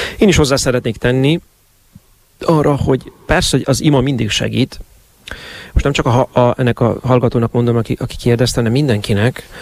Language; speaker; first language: Hungarian; native; Hungarian